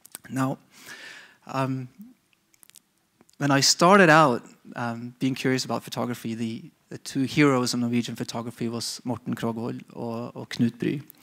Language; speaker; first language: English; non-native, fluent; Norwegian